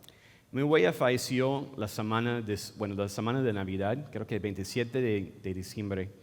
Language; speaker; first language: Spanish; non-native, fluent; English